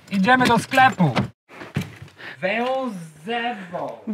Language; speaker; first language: Polish; non-native, learner; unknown